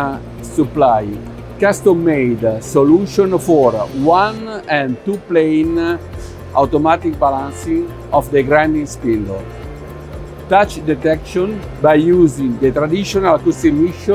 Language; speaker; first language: English; non-native, fluent; Italian